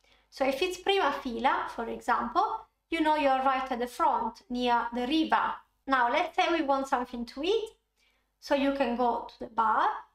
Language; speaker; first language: English; non-native, fluent; Italian